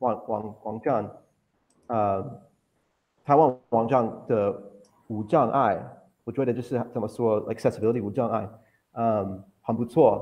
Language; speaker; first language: Chinese; non-native, learner; English